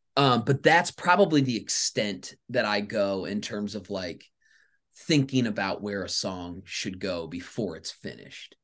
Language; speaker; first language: English; native; English